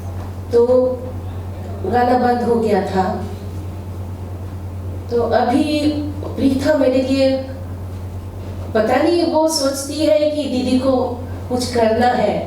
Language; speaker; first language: Hindi; non-native, local second language; Bangla